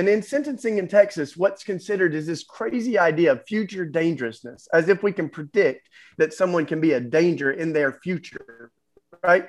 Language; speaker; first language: English; native; English